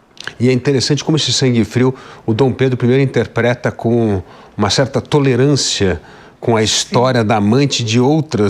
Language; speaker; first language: Portuguese; native; Portuguese